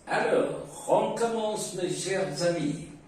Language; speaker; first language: French; non-native, fluent; Spanish